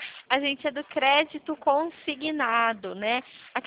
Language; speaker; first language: Portuguese; native; Portuguese